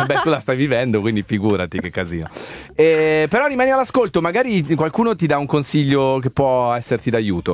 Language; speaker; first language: Italian; native; Italian